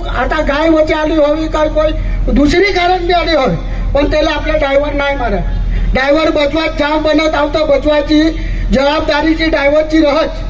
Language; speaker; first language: Gujarati; non-native, local second language; Kukna